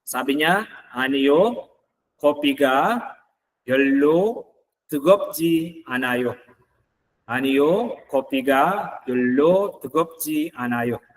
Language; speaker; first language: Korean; non-native, fluent; Filipino